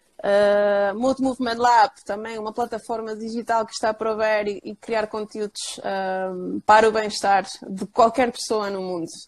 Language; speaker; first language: Portuguese; non-native, fluent; Spanish